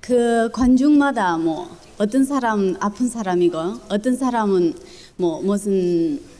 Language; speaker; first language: Korean; early bilingual, other home language; Chinese